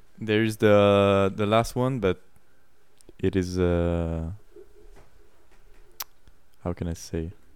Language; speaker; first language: English; non-native, learner; French